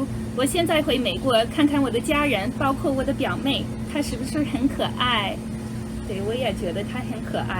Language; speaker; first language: Chinese; non-native, fluent; English